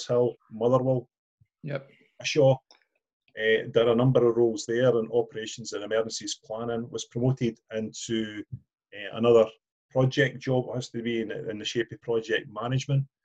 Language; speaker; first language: English; native; English